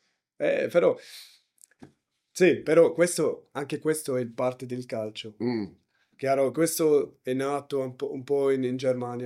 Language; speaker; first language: Italian; non-native, learner; German